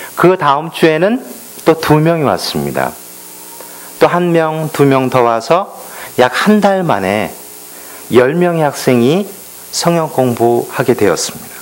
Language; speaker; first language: Korean; native; Korean